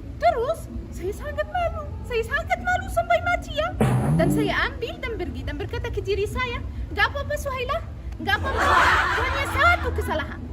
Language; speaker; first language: Indonesian; non-native, fluent; Arabic